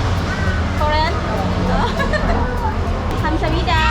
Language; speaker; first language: Korean; non-native, learner; Indonesian